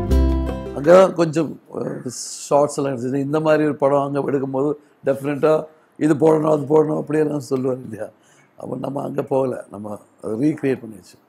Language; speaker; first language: Tamil; non-native, learner; Malayalam